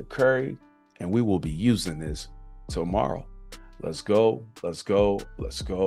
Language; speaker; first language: English; native; English